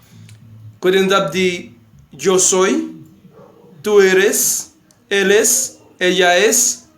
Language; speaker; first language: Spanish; non-native, fluent; Haitian Creole